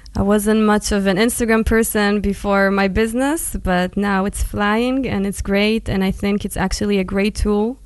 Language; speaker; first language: English; non-native, fluent; Hebrew